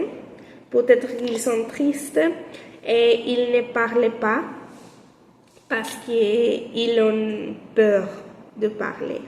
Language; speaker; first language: French; non-native, learner; Spanish